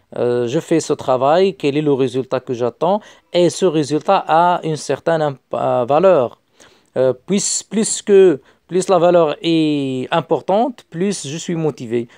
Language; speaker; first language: French; non-native, local second language; Arabic